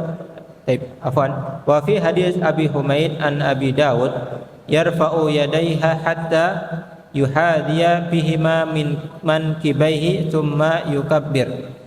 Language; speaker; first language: Arabic; non-native, fluent; Indonesian